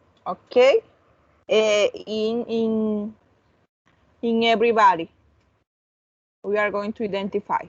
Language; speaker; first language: English; non-native, learner; Spanish